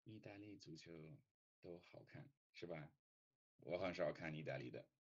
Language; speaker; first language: Chinese; non-native, fluent; English